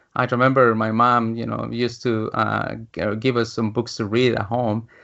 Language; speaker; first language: English; non-native, fluent; Spanish